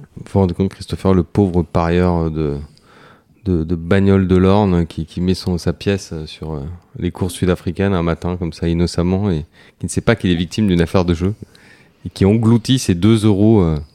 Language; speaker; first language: French; native; French